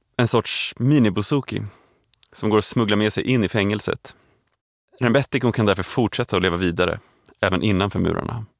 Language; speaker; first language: Swedish; native; Swedish